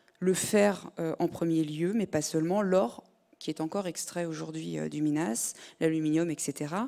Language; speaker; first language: French; native; French